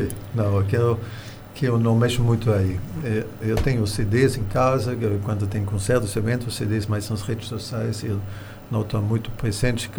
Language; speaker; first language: Portuguese; non-native, fluent; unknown